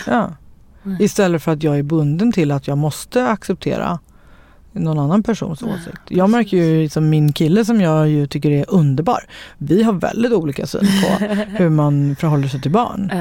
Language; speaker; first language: Swedish; native; Swedish